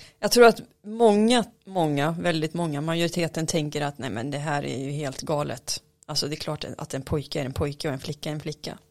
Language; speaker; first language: Swedish; early bilingual, other home language; Arabic